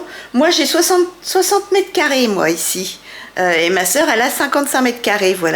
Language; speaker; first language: French; native; French